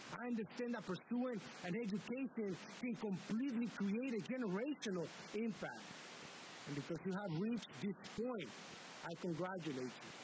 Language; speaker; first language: English; early bilingual, other home language; Spanish